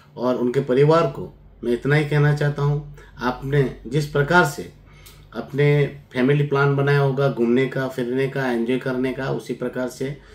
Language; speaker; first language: Hindi; non-native, local second language; Gujarati